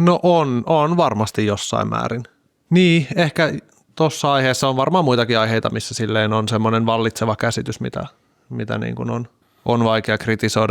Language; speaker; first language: Finnish; native; Finnish